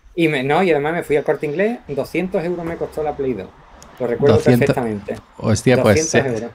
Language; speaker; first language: Spanish; native; Spanish